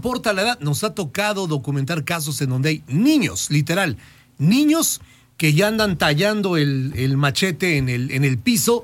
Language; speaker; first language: Spanish; native; Spanish